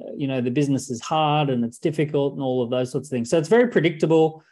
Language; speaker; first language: English; native; English